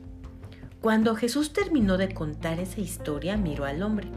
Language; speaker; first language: Spanish; native; Spanish